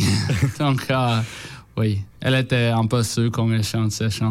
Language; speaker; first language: French; non-native, learner; English